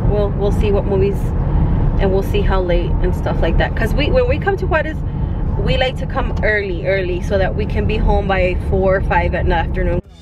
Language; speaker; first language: English; early bilingual, other home language; Spanish